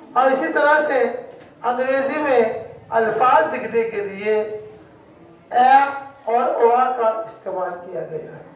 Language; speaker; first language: Hindi; non-native, local second language; Urdu